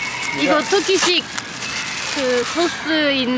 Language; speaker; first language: Korean; non-native, fluent; Turkish